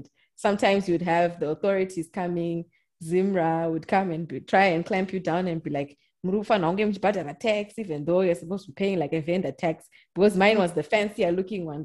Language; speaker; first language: English; non-native, local second language; Shona